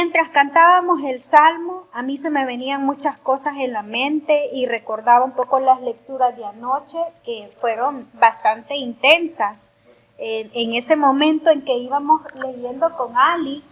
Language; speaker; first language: Spanish; native; Spanish